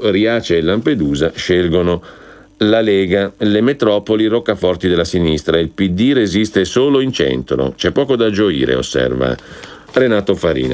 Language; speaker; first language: Italian; native; Italian